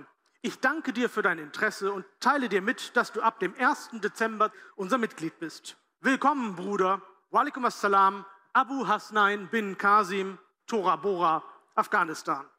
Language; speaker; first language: German; early bilingual, other home language; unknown